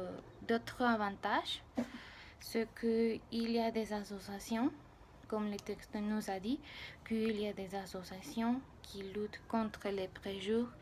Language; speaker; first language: French; non-native, learner; Spanish